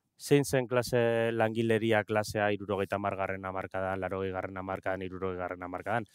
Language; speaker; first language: Basque; non-native, local second language; Spanish